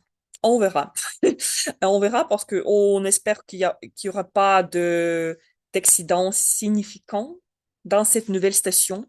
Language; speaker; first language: French; non-native, learner; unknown